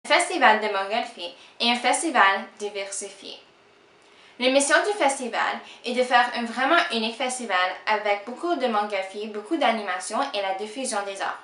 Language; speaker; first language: French; non-native, local second language; English